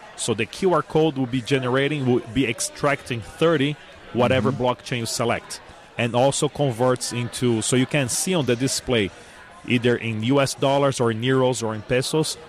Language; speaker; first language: English; non-native, fluent; Portuguese